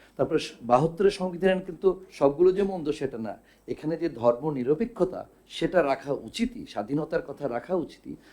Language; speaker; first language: Bangla; non-native, local second language; Chakma